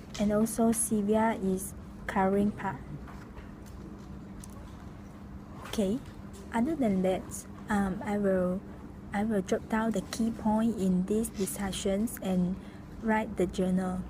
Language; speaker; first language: English; non-native, local second language; Malay